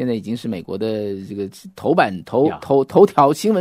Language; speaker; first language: Chinese; native; Chinese